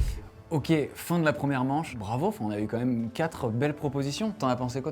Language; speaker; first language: French; native; French